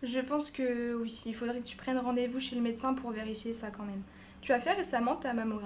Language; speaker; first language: French; native; French